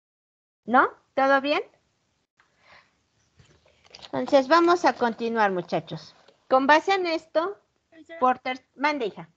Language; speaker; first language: Spanish; native; Spanish